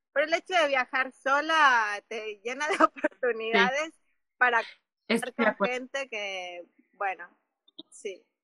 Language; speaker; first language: Spanish; native; Spanish